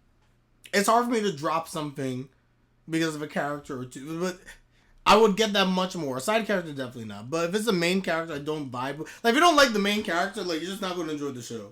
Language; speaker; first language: English; native; English